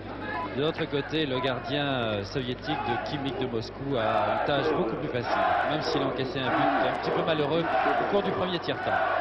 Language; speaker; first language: French; native; French